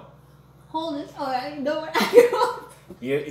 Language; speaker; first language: English; non-native, learner; Indonesian